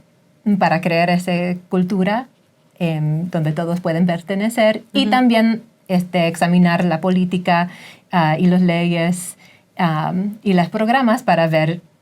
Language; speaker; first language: Spanish; non-native, fluent; English